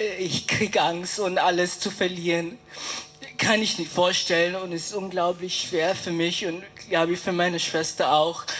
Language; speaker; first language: German; non-native, fluent; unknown